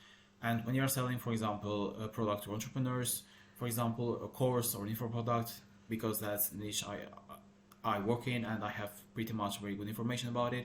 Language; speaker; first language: English; non-native, fluent; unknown